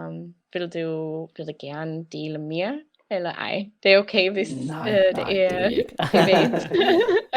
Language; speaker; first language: Danish; non-native, learner; English